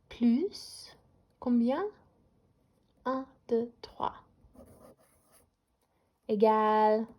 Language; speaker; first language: French; non-native, fluent; English